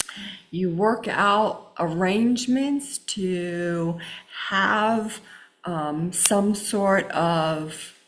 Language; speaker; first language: English; native; English